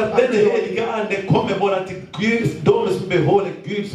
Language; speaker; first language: Swedish; non-native, fluent; Lingala